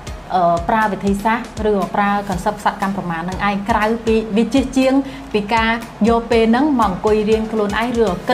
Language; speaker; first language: Khmer; native; Khmer